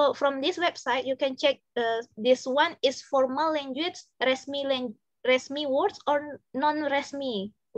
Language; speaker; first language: English; non-native, fluent; Indonesian